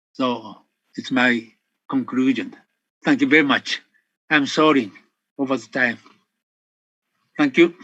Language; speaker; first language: English; non-native, fluent; Japanese